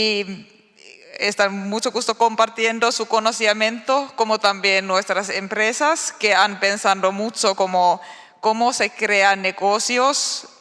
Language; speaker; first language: Spanish; non-native, learner; Finnish